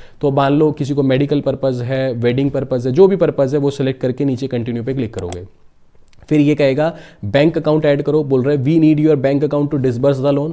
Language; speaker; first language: Hindi; native; Hindi